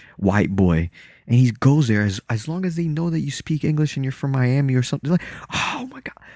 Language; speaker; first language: English; early bilingual, other home language; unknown